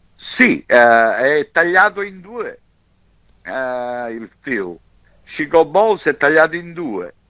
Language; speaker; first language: Italian; native; Italian